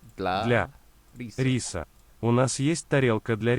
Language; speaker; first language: Russian; non-native, learner; English